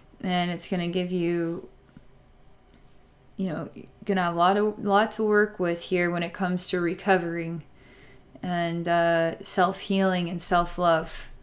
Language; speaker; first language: English; native; English